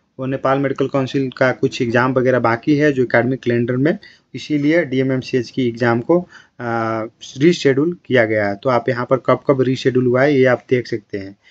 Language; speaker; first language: Hindi; non-native, local second language; Bhojpuri